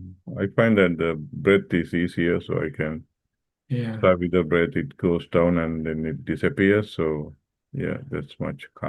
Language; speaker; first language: English; non-native, fluent; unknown